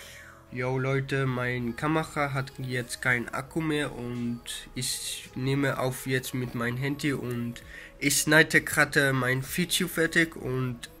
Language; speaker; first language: German; early bilingual, other home language; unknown